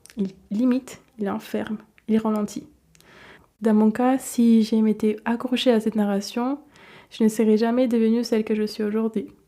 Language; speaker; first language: French; non-native, fluent; Spanish